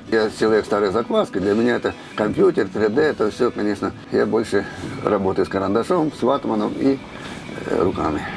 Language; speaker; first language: Russian; non-native, local second language; Ukrainian